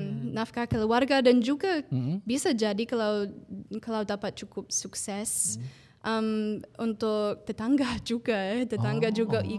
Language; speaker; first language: Indonesian; non-native, fluent; English